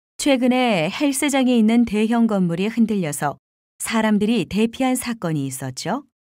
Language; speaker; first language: Korean; native; Korean